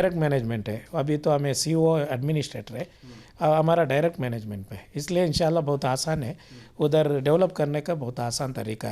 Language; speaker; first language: Hindi; non-native, local second language; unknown